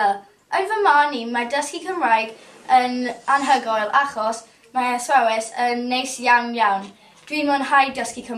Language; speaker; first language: Welsh; non-native, local second language; English